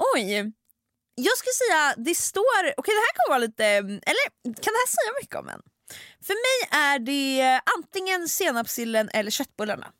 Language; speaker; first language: Swedish; early bilingual, other home language; Finnish